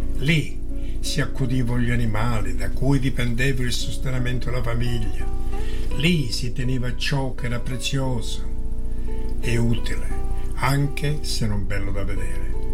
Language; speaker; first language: Italian; native; Italian